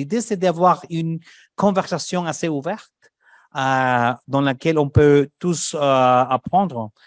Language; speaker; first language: French; non-native, fluent; Spanish